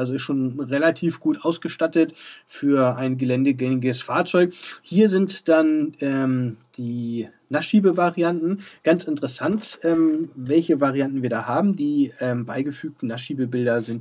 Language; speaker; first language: German; native; German